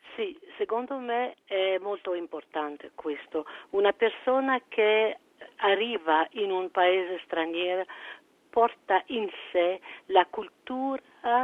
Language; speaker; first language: Italian; early bilingual, heritage; French